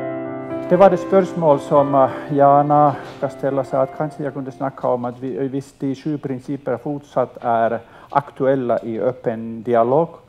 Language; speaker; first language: Swedish; non-native, local second language; Finnish